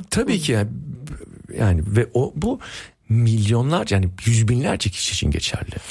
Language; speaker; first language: Turkish; early bilingual, heritage; Turkish